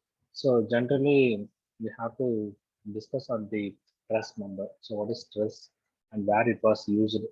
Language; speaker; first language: English; non-native, local second language; Tamil